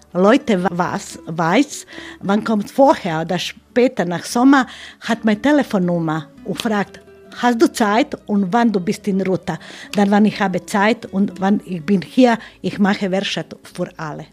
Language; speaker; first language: German; non-native, learner; Croatian